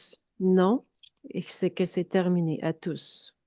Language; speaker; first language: French; native; French